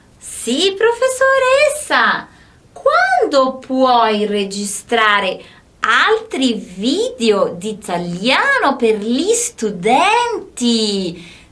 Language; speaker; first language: Italian; non-native, fluent; Portuguese